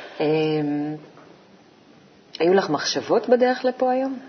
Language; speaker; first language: Hebrew; non-native, learner; Korean